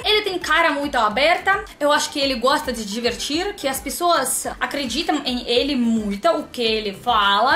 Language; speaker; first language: Portuguese; non-native, learner; Russian